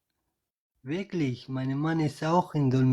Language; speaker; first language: German; non-native, learner; Pashto